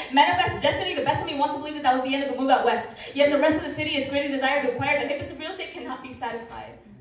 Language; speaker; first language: English; early bilingual, other home language; Spanish